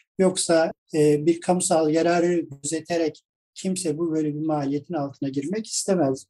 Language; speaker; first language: Turkish; native; Turkish